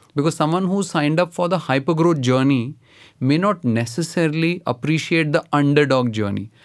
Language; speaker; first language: English; non-native, local second language; Hindi